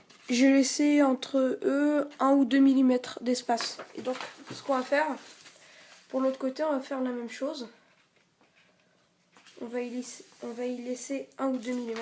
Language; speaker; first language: French; native; French